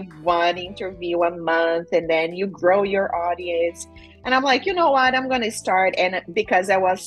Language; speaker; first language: English; non-native, fluent; Portuguese